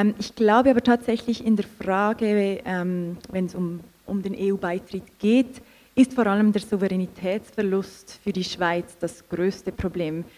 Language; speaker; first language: German; native; German